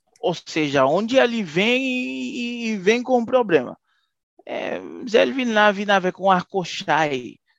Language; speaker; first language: Portuguese; non-native, fluent; Haitian Creole